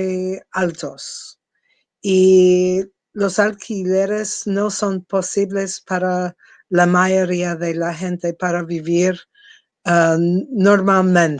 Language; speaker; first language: Spanish; non-native, fluent; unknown